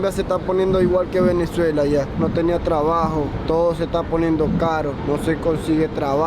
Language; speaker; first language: Spanish; native; Spanish